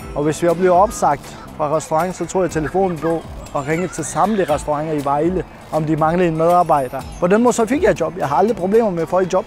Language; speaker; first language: Danish; non-native, fluent; Persian